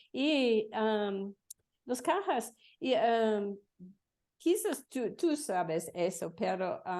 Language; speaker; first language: Spanish; non-native, learner; English